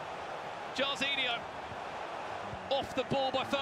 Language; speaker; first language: English; native; English